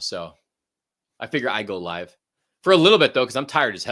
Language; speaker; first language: English; native; English